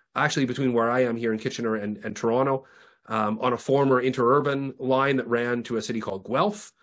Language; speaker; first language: English; native; English